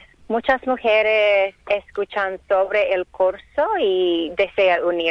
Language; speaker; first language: Spanish; non-native, learner; English